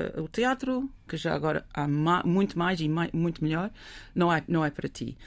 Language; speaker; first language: Portuguese; non-native, fluent; English